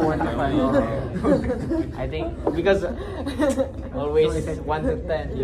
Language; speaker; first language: English; non-native, local second language; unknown